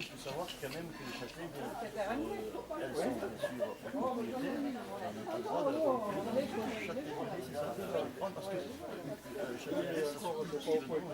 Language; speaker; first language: French; native; French